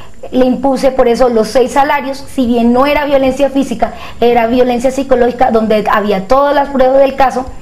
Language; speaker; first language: Spanish; native; Spanish